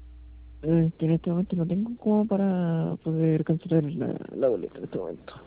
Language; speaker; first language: Spanish; native; Spanish